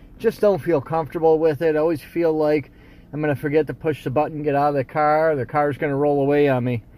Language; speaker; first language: English; native; English